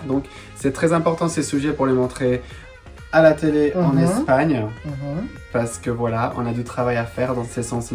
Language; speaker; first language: French; non-native, fluent; Spanish